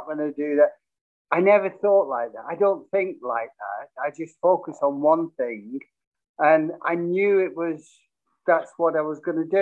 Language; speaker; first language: English; native; English